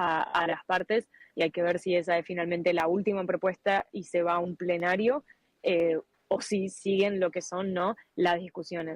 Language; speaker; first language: Spanish; native; Spanish